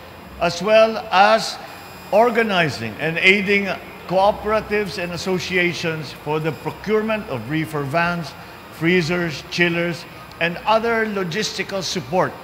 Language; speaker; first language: English; non-native, local second language; Filipino